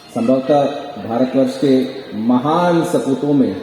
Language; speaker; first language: Hindi; non-native, local second language; Marathi